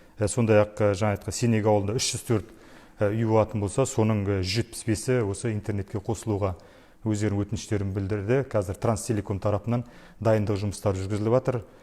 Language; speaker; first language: Kazakh; native; Kazakh